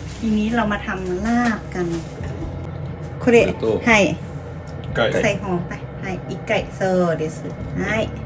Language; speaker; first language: Japanese; non-native, learner; Thai